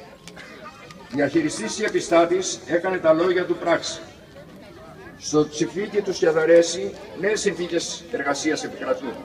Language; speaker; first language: Greek; native; Greek